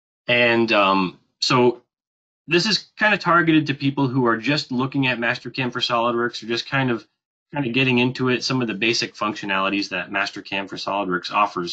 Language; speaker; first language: English; native; English